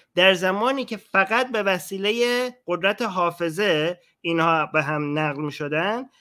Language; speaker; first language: Persian; native; Persian